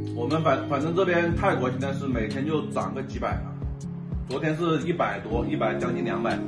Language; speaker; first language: Chinese; native; Chinese